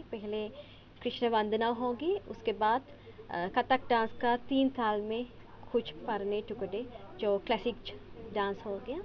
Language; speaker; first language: Hindi; non-native, fluent; Sinhala